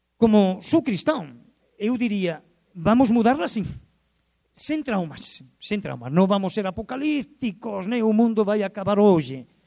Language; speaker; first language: Portuguese; non-native, fluent; Spanish